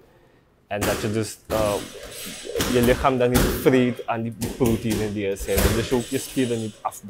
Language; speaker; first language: Dutch; native; Dutch